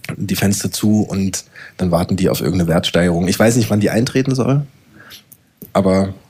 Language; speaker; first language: German; native; German